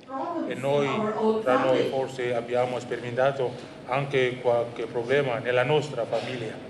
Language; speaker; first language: Italian; non-native, learner; Indonesian